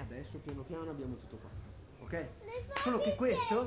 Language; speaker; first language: Italian; native; Italian